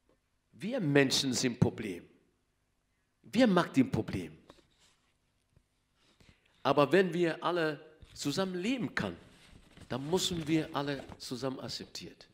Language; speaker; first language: German; non-native, learner; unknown